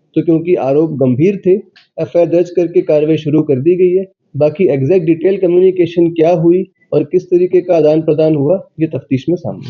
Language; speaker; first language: Hindi; non-native, local second language; Punjabi